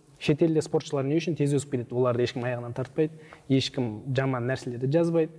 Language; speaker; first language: Kazakh; non-native, local second language; Uzbek